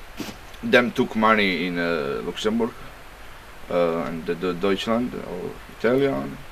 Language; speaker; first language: English; non-native, learner; Bosnian